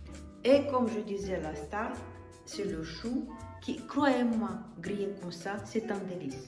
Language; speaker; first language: French; non-native, fluent; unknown